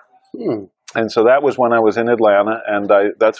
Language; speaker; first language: English; native; English